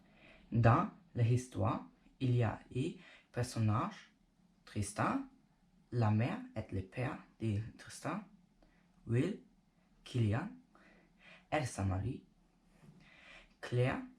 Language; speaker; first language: French; non-native, learner; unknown